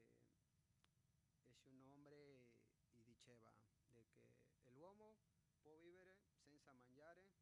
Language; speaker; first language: Italian; non-native, fluent; Spanish